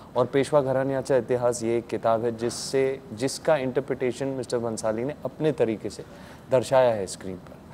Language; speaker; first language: Hindi; native; Hindi